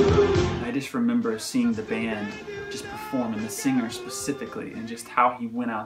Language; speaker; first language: English; native; English